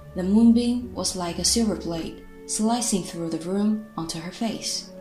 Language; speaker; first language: English; non-native, fluent; Chinese